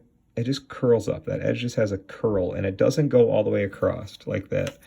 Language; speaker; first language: English; native; English